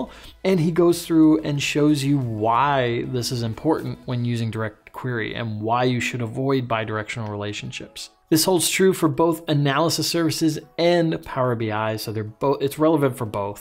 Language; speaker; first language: English; native; English